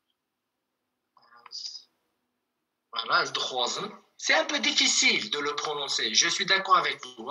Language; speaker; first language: French; non-native, fluent; Kurdish